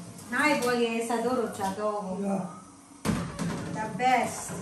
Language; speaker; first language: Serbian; non-native, learner; Filipino